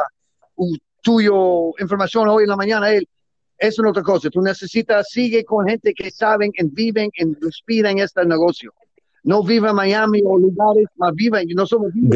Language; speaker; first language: Spanish; native; Spanish